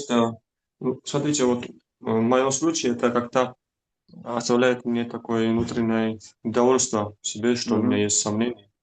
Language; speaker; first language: Russian; non-native, fluent; Georgian